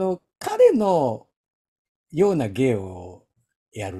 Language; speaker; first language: Japanese; native; Japanese